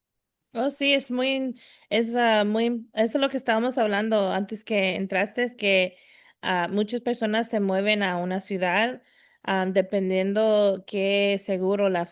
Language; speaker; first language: Spanish; early bilingual, heritage; Spanish